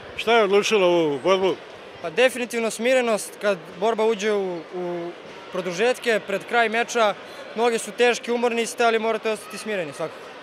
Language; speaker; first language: Bosnian; non-native, fluent; Romanian